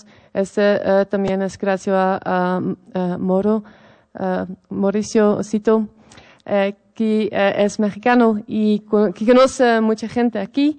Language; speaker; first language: Spanish; non-native, learner; Dutch